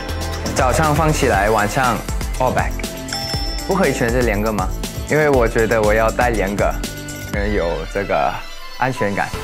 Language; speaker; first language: Chinese; non-native, fluent; Thai